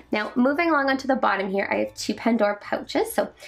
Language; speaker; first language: English; native; English